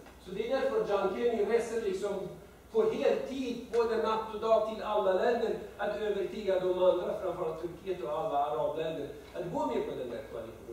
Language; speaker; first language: Swedish; non-native, fluent; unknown